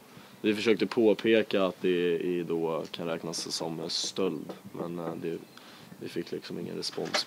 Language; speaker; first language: Swedish; native; Swedish